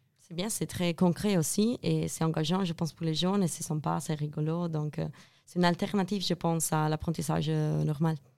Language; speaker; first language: French; non-native, fluent; Italian